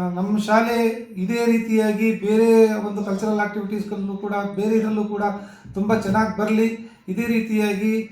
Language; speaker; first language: Kannada; native; Kannada